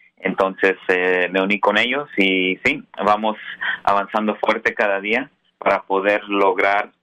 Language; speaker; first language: Spanish; early bilingual, heritage; Spanish